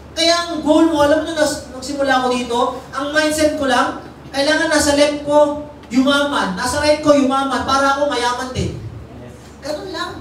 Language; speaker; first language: Filipino; native; Filipino